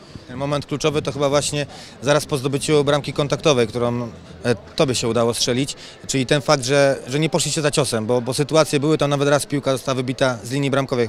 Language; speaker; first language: Polish; native; Polish